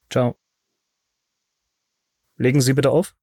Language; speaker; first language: German; native; German